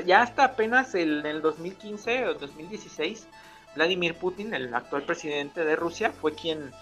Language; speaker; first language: Spanish; native; Spanish